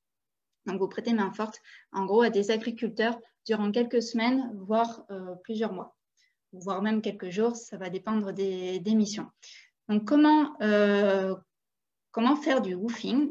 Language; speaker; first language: French; native; French